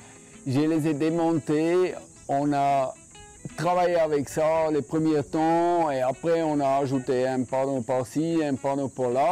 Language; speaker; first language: French; non-native, fluent; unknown